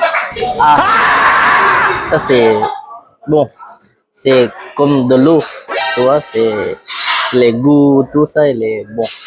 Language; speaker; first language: French; non-native, learner; Tamil